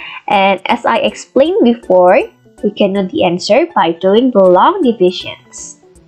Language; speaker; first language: English; non-native, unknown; Indonesian